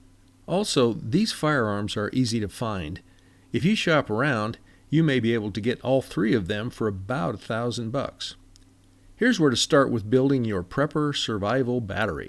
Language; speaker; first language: English; native; English